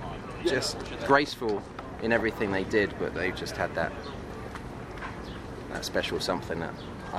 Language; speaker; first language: English; native; English